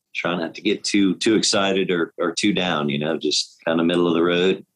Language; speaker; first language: English; native; English